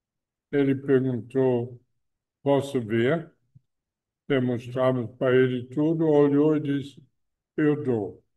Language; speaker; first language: Portuguese; non-native, fluent; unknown